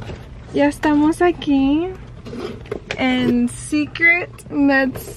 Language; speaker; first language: Spanish; early bilingual, other home language; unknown